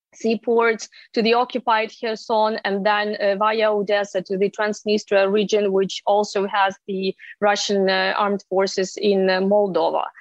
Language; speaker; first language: English; non-native, fluent; Ukrainian